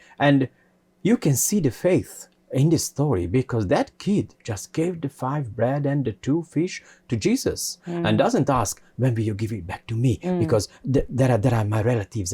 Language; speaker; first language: English; non-native, fluent; Hungarian